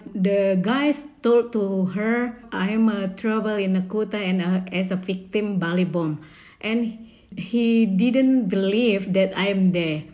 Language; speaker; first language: English; non-native, learner; Indonesian